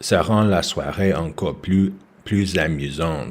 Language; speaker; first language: French; non-native, learner; English